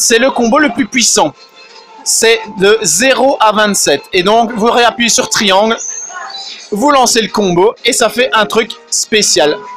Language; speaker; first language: French; native; French